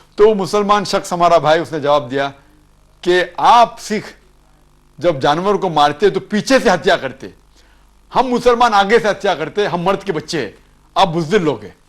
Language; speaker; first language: Urdu; non-native, local second language; Konkani